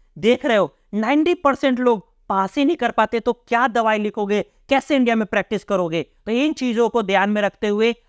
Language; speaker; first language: Hindi; native; Hindi